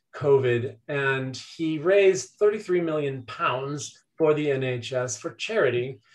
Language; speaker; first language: English; native; English